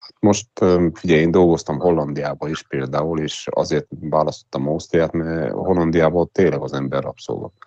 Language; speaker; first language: Hungarian; native; Hungarian